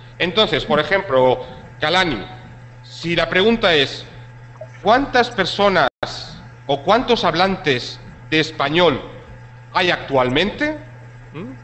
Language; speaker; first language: Spanish; native; Spanish